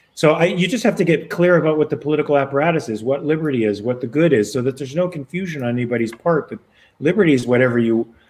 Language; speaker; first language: English; native; English